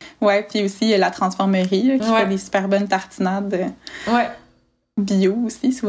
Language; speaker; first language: French; native; French